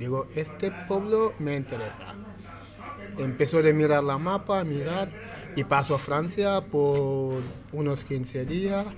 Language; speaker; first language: Spanish; non-native, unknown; Wolof